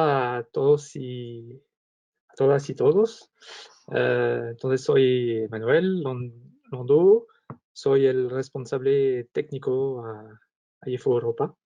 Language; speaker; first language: Spanish; non-native, fluent; French